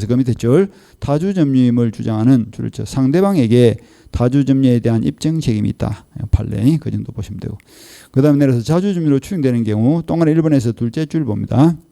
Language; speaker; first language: Korean; native; Korean